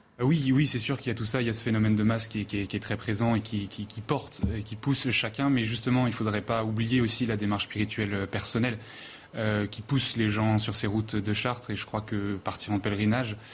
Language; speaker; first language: French; native; French